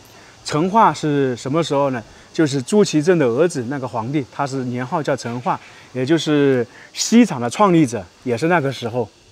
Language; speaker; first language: Chinese; native; Chinese